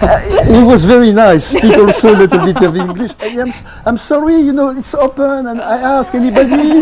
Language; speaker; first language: English; non-native, learner; French